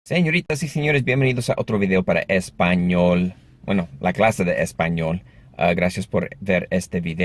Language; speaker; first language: Spanish; early bilingual, heritage; Spanish